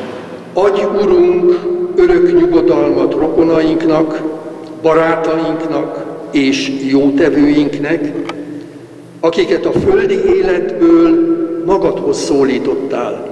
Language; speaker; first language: Hungarian; native; Hungarian